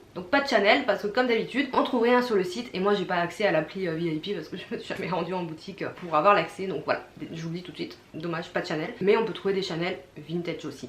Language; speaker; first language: French; native; French